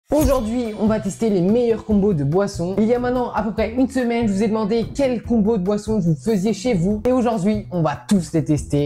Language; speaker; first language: French; native; French